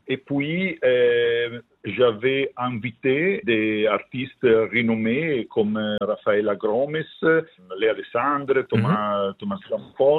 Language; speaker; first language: French; non-native, learner; Italian